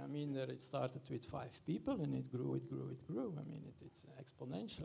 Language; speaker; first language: English; non-native, fluent; French